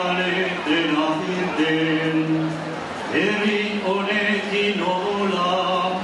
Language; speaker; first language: Basque; non-native, local second language; Spanish